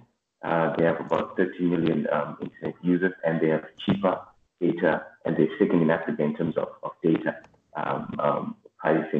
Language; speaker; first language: English; non-native, local second language; Shona